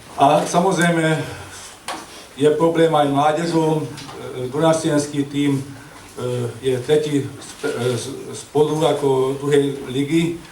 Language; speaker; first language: Slovak; non-native, local second language; Hungarian